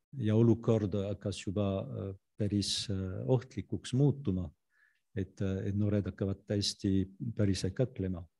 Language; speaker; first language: Estonian; non-native, fluent; French